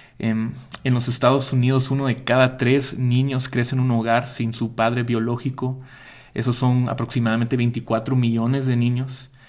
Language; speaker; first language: Spanish; early bilingual, heritage; Spanish